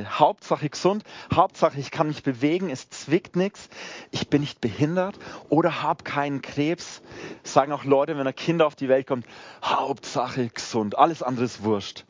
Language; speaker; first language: German; native; German